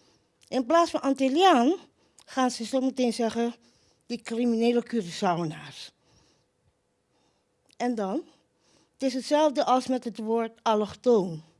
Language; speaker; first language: Dutch; non-native, local second language; Papiamento